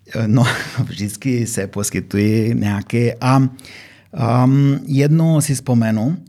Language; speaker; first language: Czech; non-native, fluent; Romanian